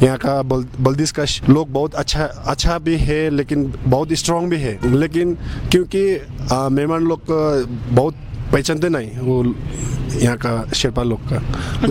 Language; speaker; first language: Hindi; non-native, learner; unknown